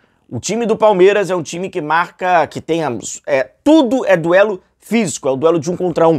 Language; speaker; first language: Portuguese; native; Portuguese